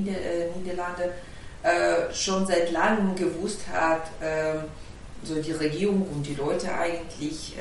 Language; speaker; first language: German; non-native, fluent; Ukrainian